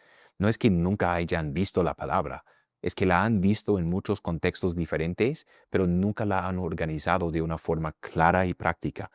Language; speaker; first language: Spanish; non-native, fluent; English